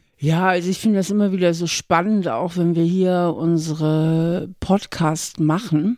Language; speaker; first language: German; native; German